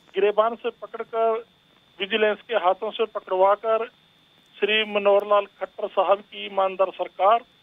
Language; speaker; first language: Hindi; native; Hindi